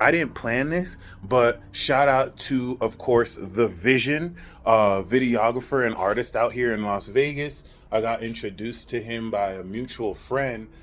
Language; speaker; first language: English; native; English